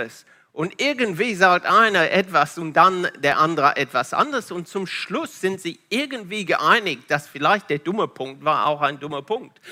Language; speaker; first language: German; non-native, fluent; Italian